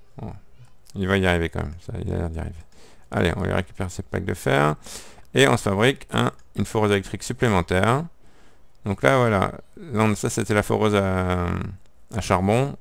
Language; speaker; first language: French; native; French